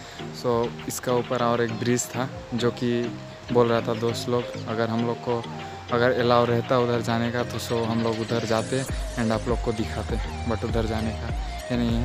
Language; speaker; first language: Hindi; non-native, local second language; Bangla